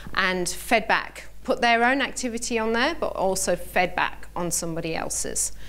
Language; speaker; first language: English; native; English